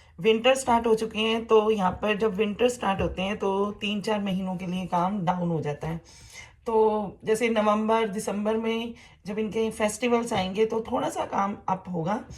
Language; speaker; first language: Hindi; native; Hindi